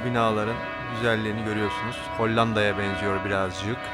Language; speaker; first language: Turkish; native; Turkish